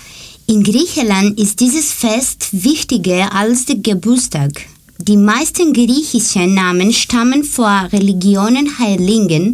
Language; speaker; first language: German; non-native, learner; Greek